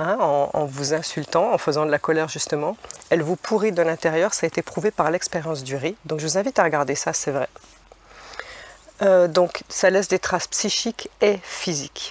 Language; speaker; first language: French; native; French